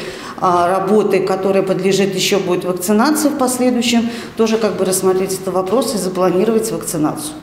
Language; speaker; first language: Russian; native; Russian